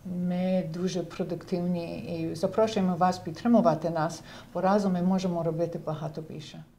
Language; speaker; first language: Ukrainian; early bilingual, heritage; Ukrainian